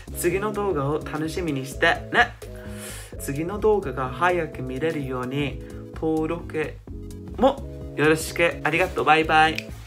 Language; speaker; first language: Japanese; non-native, fluent; English